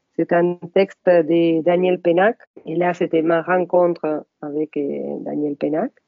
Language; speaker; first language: French; non-native, fluent; Spanish